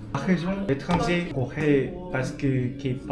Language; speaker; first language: French; non-native, learner; Korean